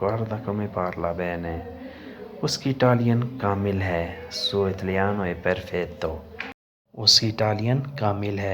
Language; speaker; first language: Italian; non-native, learner; Urdu